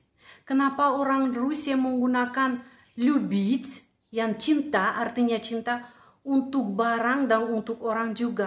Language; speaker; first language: Indonesian; non-native, fluent; Russian